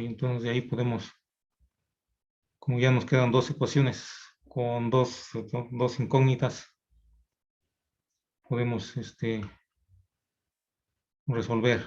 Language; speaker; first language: Spanish; native; Spanish